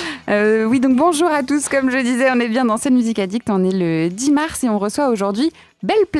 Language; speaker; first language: French; native; French